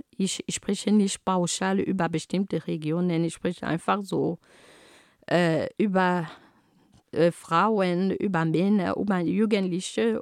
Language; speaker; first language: German; non-native, fluent; Ghomala